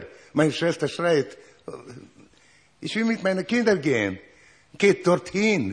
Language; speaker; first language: German; non-native, learner; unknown